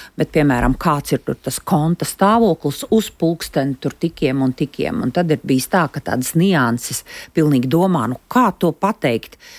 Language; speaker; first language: Latvian; native; Latvian